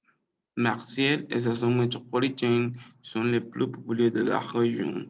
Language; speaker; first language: French; non-native, learner; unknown